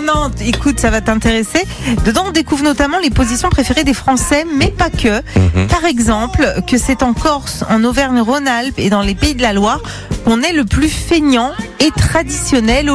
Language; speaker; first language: French; native; French